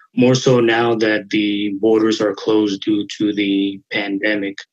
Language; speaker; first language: English; native; English